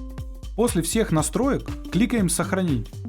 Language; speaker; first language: Russian; native; Russian